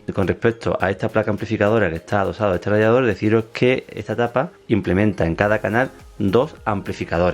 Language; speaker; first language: Spanish; native; Spanish